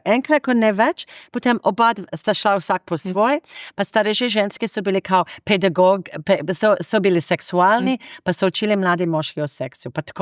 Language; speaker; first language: Slovenian; non-native, fluent; English